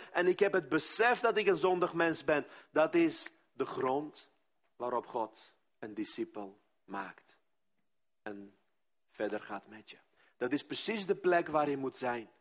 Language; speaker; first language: Dutch; non-native, fluent; Armenian